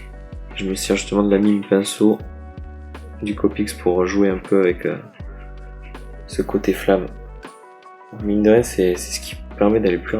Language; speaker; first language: French; native; French